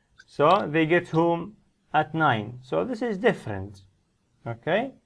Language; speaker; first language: English; non-native, fluent; Arabic